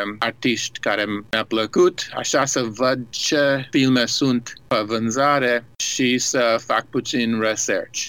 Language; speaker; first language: Romanian; early bilingual, heritage; Romanian